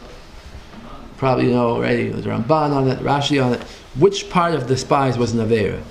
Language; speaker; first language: English; native; English